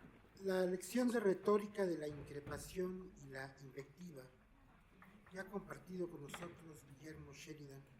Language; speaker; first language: Spanish; native; Spanish